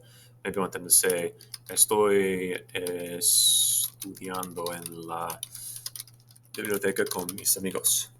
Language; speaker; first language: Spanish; non-native, fluent; English